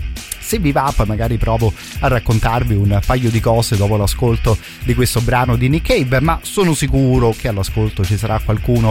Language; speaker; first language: Italian; native; Italian